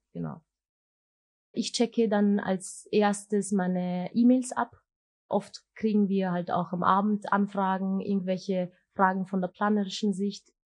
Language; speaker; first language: German; early bilingual, other home language; Turkish